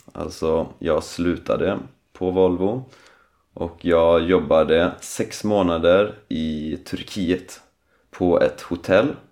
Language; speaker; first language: Swedish; native; Swedish